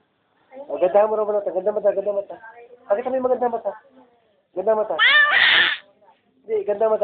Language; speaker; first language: Filipino; native; Filipino